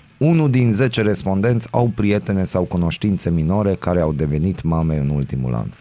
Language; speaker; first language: Romanian; non-native, local second language; Hungarian